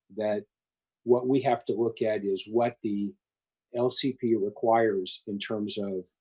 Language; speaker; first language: English; native; English